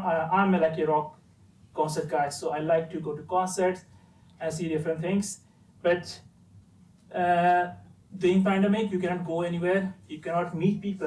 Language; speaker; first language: English; non-native, fluent; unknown